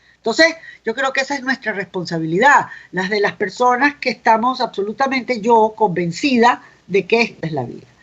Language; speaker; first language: Spanish; native; Spanish